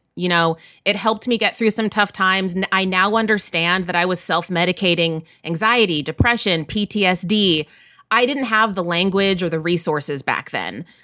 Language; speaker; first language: English; native; English